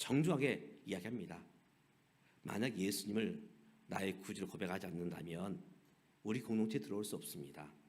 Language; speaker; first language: Korean; native; Korean